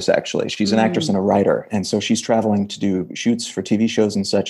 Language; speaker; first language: English; native; English